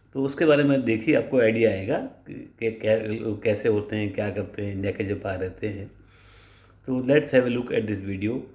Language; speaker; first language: Hindi; native; Hindi